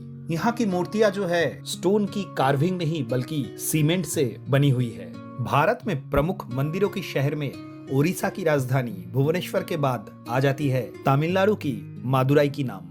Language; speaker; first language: Hindi; non-native, local second language; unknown